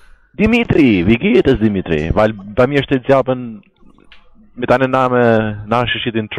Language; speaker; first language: German; non-native, learner; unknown